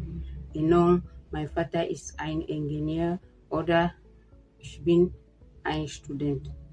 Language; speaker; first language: German; non-native, fluent; French